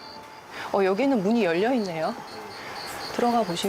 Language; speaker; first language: Korean; native; Korean